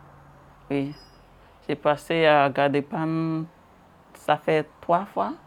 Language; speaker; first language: French; non-native, learner; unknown